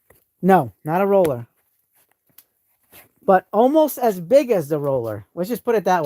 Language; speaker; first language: English; native; English